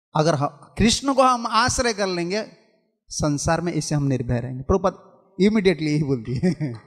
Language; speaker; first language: Hindi; non-native, local second language; Odia